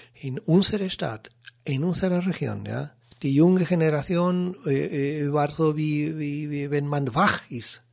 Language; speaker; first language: German; non-native, learner; Spanish